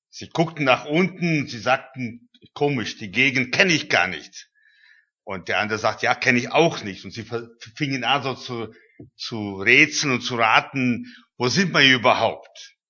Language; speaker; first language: German; early bilingual, heritage; German